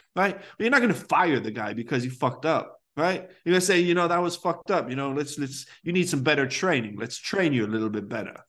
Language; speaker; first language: English; early bilingual, other home language; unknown